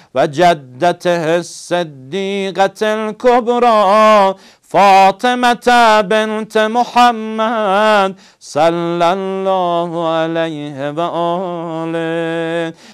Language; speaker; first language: Arabic; non-native, fluent; Persian